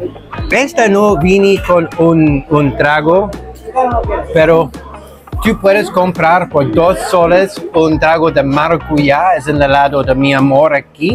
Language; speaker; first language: Spanish; non-native, learner; English